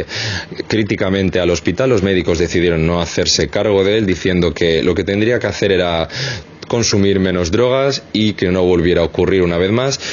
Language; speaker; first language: Spanish; native; Spanish